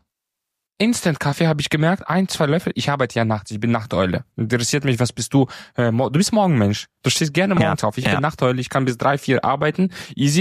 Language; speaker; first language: German; native; German